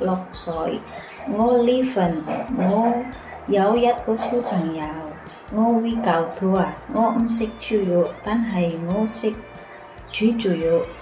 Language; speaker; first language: Cantonese; non-native, learner; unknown